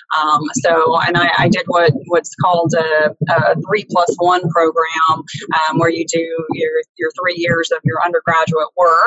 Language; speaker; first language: English; native; English